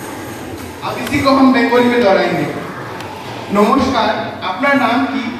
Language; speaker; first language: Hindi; non-native, local second language; Bangla